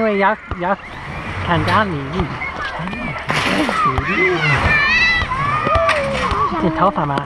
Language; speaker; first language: Chinese; non-native, learner; English